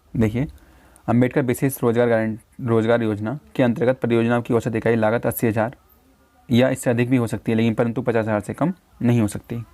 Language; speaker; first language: Hindi; native; Hindi